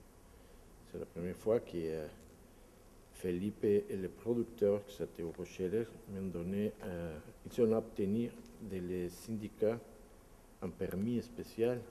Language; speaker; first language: French; non-native, fluent; Spanish